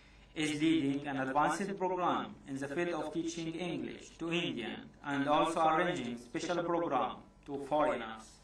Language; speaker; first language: English; non-native, fluent; Arabic